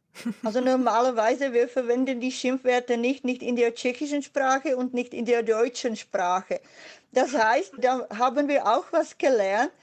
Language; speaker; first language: German; non-native, fluent; Czech